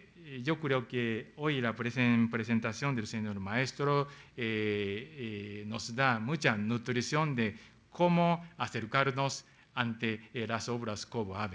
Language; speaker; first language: Spanish; non-native, fluent; Japanese